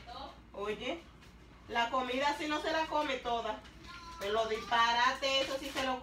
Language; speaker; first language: Spanish; native; Spanish